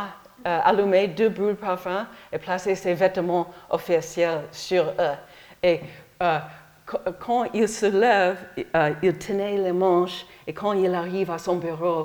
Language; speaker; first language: French; non-native, learner; English